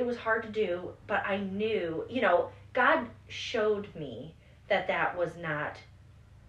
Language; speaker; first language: English; native; English